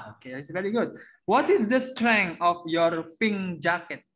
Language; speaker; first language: English; non-native, learner; Indonesian